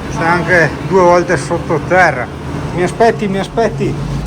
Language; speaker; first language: Italian; native; Italian